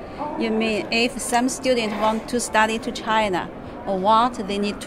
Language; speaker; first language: English; non-native, learner; Chinese